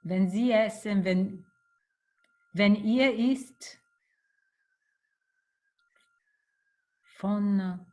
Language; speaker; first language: German; non-native, learner; Italian